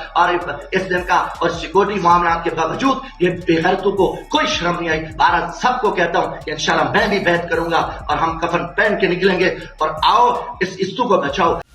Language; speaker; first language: Urdu; non-native, local second language; Saraiki